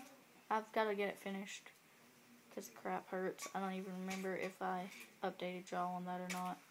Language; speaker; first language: English; native; English